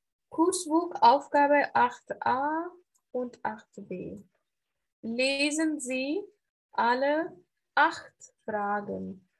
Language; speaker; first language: German; non-native, fluent; Hindi